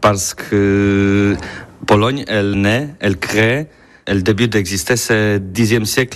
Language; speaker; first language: French; non-native, learner; Polish